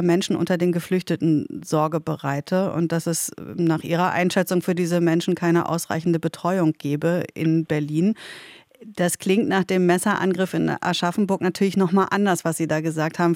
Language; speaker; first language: German; native; German